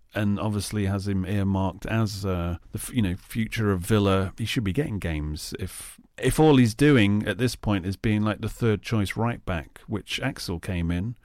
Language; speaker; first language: English; native; English